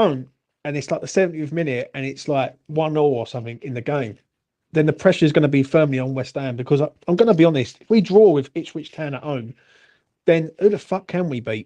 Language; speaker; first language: English; native; English